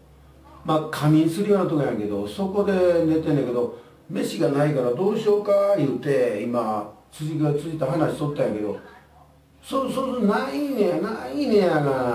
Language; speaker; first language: Japanese; native; Japanese